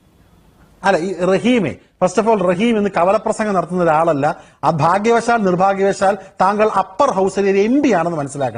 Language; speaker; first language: Malayalam; native; Malayalam